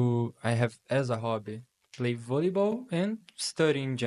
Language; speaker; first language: English; non-native, learner; Portuguese